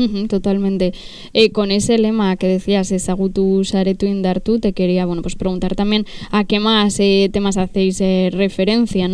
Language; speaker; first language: Spanish; native; Spanish